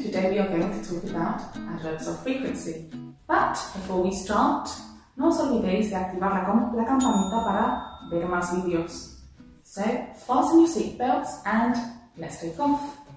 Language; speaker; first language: English; non-native, fluent; Spanish